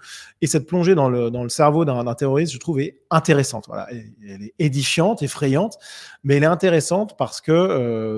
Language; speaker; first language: French; native; French